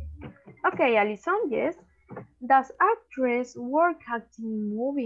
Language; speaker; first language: English; non-native, learner; Spanish